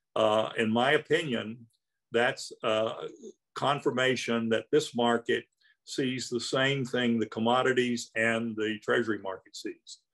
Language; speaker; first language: English; native; English